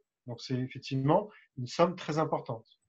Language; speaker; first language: French; native; French